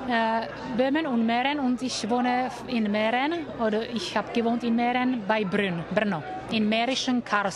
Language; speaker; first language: German; non-native, learner; Czech